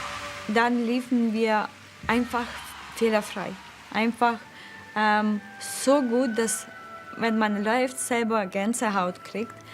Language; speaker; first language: German; non-native, fluent; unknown